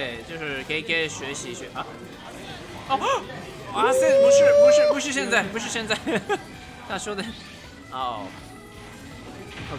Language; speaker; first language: Chinese; non-native, fluent; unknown